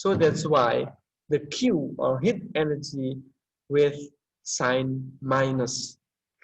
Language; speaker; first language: English; non-native, learner; Indonesian